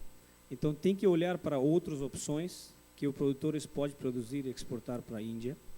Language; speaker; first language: Portuguese; non-native, fluent; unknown